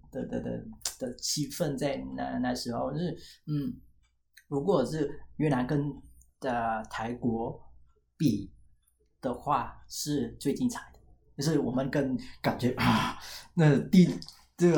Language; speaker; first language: Chinese; non-native, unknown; Vietnamese